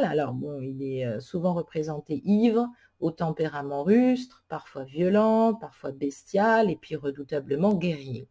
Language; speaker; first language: French; native; French